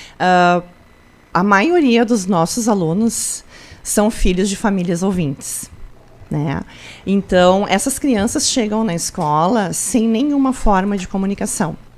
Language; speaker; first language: Portuguese; native; Portuguese